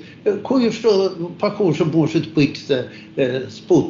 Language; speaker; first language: Russian; non-native, fluent; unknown